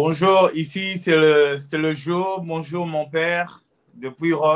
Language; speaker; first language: French; non-native, local second language; Lingala